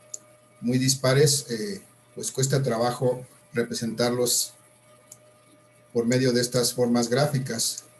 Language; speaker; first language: Spanish; native; Spanish